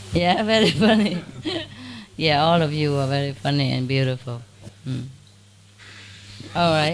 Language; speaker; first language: English; non-native, fluent; Vietnamese